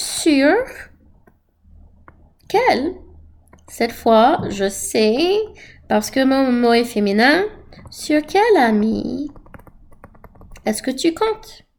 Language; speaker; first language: French; non-native, fluent; English